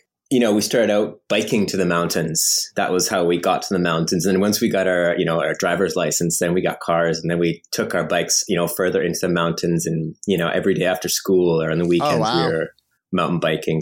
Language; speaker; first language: English; native; English